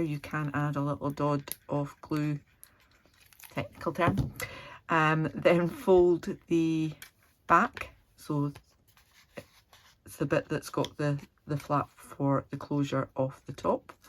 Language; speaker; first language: English; native; English